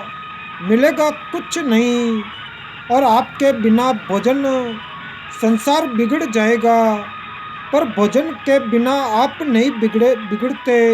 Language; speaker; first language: Hindi; native; Hindi